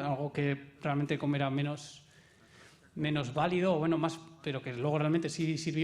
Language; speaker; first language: Spanish; native; Spanish